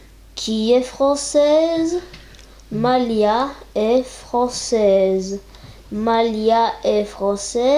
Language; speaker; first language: French; non-native, learner; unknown